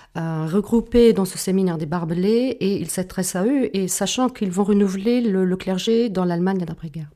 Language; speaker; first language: French; non-native, fluent; German